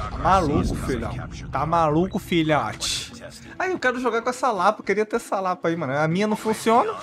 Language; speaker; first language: Portuguese; native; Portuguese